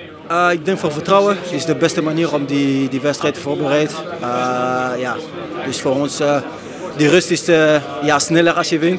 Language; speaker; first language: Dutch; non-native, fluent; French